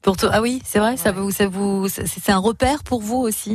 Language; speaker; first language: French; native; French